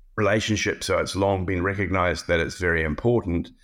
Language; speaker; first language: English; native; English